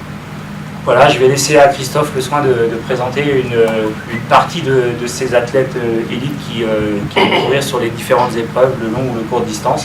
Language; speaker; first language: French; native; French